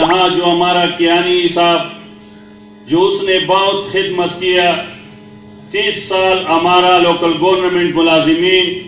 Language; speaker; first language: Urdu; non-native, local second language; Pashto